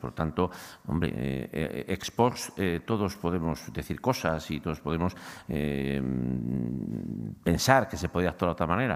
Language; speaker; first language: Spanish; native; Spanish